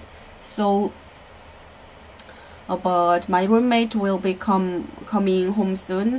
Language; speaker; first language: English; non-native, learner; Korean